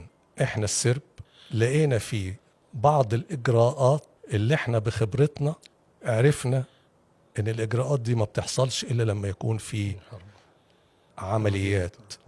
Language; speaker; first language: Arabic; native; Arabic